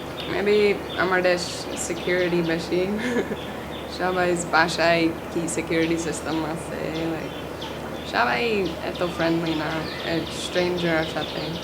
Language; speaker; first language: Bangla; non-native, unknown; English